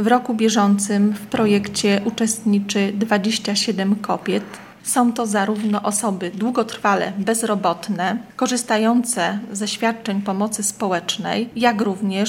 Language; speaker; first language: Polish; native; Polish